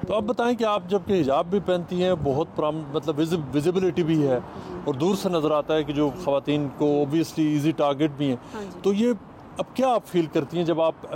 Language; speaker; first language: Urdu; native; Urdu